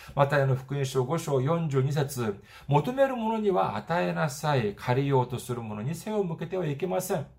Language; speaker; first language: Japanese; non-native, fluent; Korean